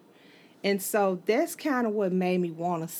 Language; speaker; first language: English; native; English